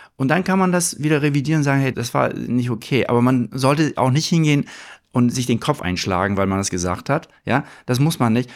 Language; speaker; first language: German; early bilingual, other home language; Turkish